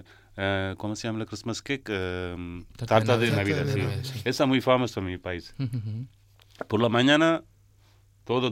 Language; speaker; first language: Spanish; non-native, learner; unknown